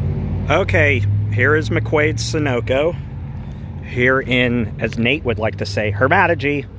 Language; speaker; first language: English; native; English